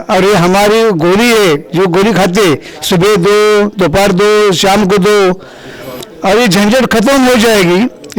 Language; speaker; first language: Hindi; non-native, local second language; Marathi